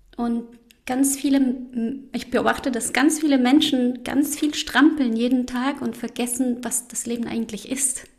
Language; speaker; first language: German; non-native, fluent; Spanish